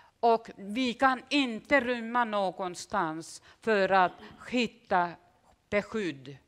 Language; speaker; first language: Swedish; non-native, fluent; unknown